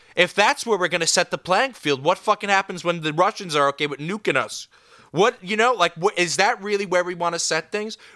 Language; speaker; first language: English; native; English